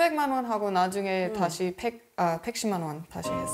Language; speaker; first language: Korean; non-native, learner; English